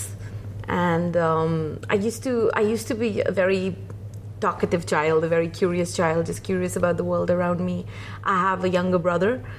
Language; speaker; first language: English; non-native, local second language; Hindi